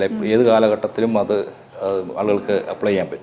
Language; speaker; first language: Malayalam; native; Malayalam